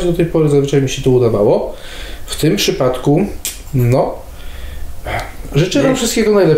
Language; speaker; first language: Polish; native; Polish